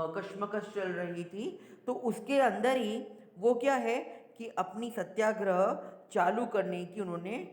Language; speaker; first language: Hindi; non-native, local second language; Gujarati